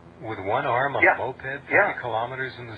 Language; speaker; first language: English; native; English